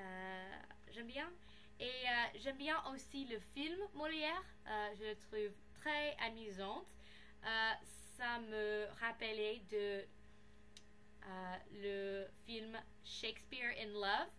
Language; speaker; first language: French; non-native, learner; English